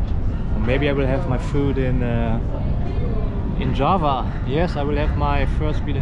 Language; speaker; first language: English; non-native, fluent; German